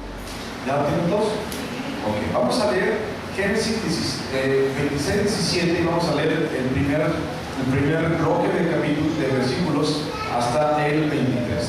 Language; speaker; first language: Spanish; native; Spanish